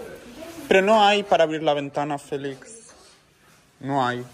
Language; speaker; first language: Spanish; native; Spanish